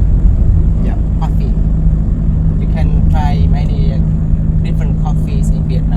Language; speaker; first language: English; non-native, learner; Vietnamese